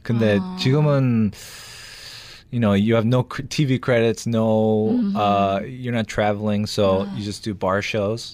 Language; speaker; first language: English; early bilingual, other home language; Korean